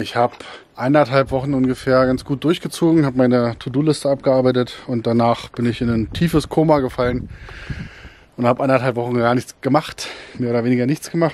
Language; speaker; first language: German; native; German